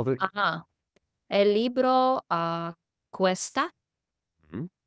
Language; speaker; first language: Spanish; non-native, learner; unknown